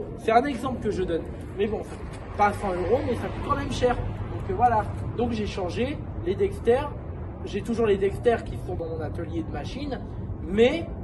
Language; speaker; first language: French; native; French